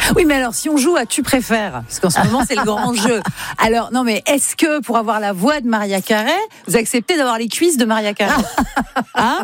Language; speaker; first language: French; native; French